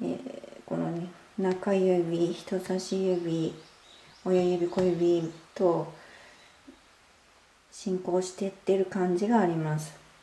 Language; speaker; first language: Japanese; native; Japanese